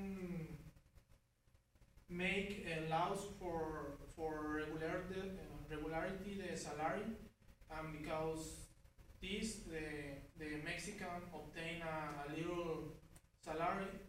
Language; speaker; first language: English; non-native, learner; Spanish